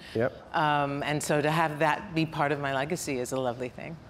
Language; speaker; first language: English; native; English